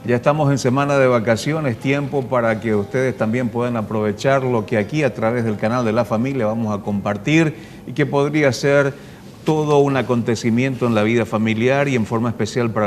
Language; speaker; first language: Spanish; native; Spanish